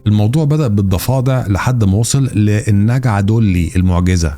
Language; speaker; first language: Arabic; native; Arabic